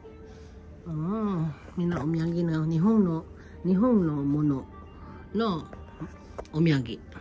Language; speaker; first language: Japanese; non-native, fluent; Filipino